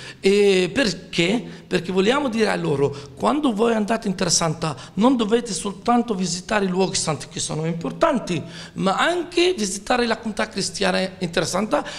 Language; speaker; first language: Italian; non-native, fluent; Arabic